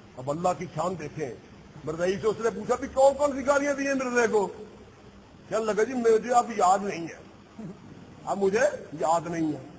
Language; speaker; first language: Urdu; non-native, local second language; Punjabi